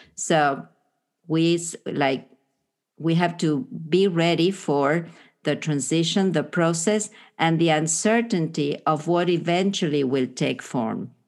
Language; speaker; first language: English; non-native, fluent; Spanish